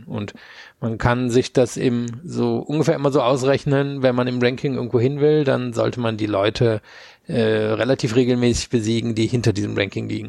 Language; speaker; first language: German; native; German